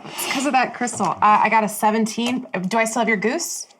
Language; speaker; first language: English; native; English